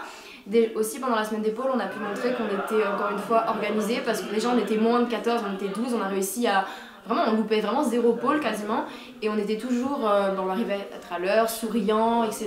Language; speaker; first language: French; native; French